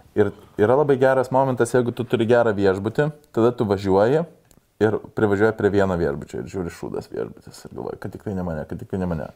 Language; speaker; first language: Lithuanian; native; Lithuanian